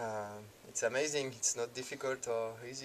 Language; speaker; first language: English; non-native, learner; French